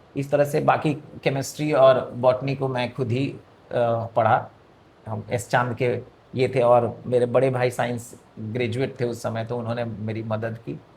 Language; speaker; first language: Hindi; non-native, local second language; Bhojpuri